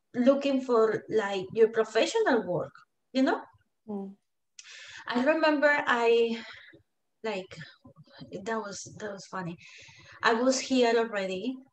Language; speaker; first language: English; non-native, fluent; Spanish